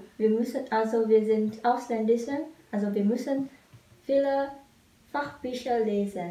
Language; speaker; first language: German; non-native, fluent; Vietnamese